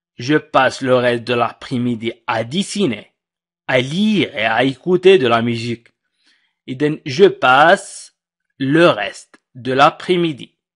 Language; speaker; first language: French; non-native, fluent; Arabic